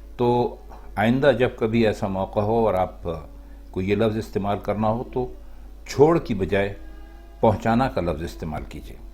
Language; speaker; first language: Urdu; native; Urdu